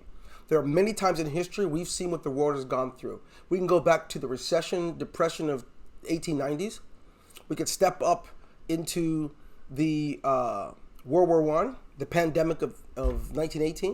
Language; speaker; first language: English; native; English